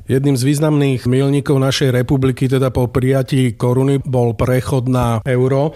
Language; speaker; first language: Slovak; native; Slovak